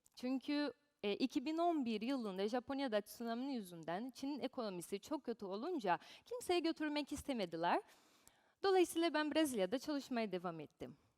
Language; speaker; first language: Turkish; non-native, fluent; Portuguese